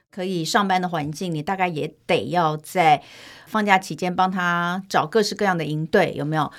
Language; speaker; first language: Chinese; native; Chinese